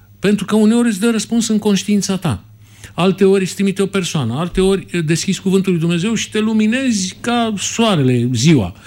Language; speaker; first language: Romanian; native; Romanian